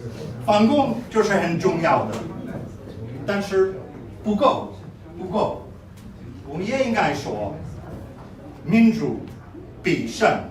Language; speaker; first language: Chinese; non-native, fluent; English